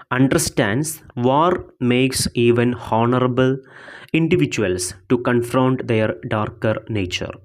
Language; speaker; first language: English; non-native, local second language; Malayalam